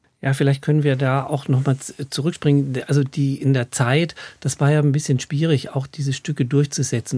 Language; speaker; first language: German; native; German